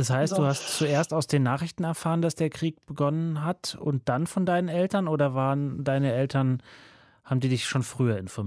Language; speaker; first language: German; native; German